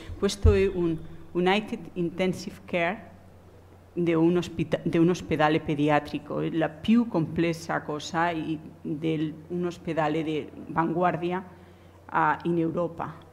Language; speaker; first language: Italian; non-native, learner; Spanish